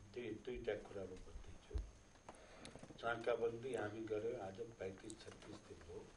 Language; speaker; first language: Nepali; non-native, local second language; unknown